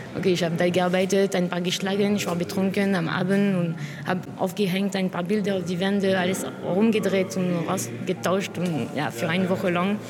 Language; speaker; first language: German; non-native, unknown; French